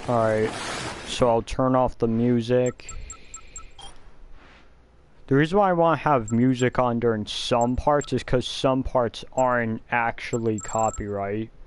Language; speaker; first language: English; native; English